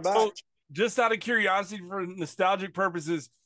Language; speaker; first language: English; native; English